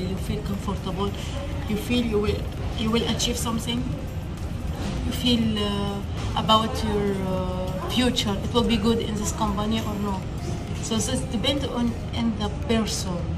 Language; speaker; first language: English; non-native, learner; Arabic